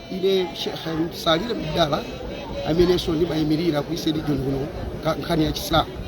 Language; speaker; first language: Nyanja; non-native, local second language; Yao